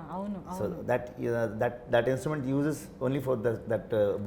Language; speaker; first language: Telugu; non-native, learner; Kannada